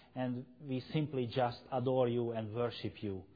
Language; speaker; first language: English; non-native, fluent; Hungarian